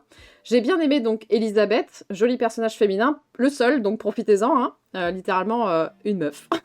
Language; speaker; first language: French; native; French